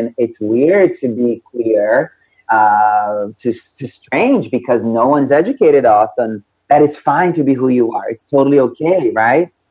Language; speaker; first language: English; non-native, fluent; Portuguese